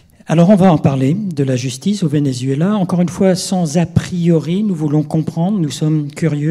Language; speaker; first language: French; native; French